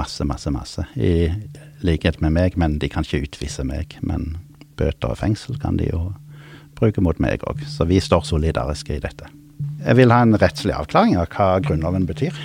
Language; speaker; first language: Norwegian; native; Norwegian